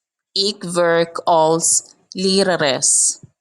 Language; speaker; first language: Dutch; non-native, learner; Arabic